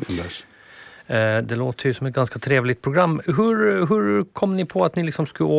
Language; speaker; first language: Swedish; native; Swedish